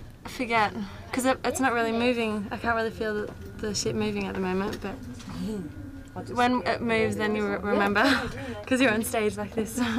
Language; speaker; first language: English; early bilingual, other home language; German